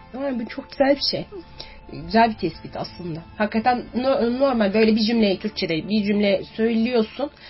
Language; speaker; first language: Turkish; native; Turkish